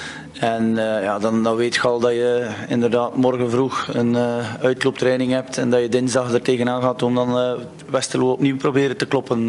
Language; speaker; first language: Dutch; native; Dutch